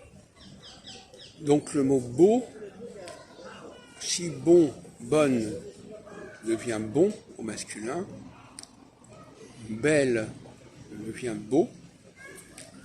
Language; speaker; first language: French; native; French